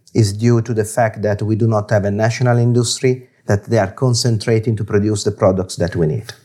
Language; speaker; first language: English; non-native, fluent; Italian